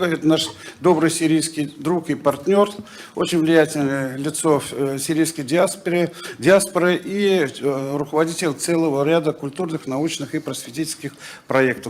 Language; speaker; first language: Russian; native; Russian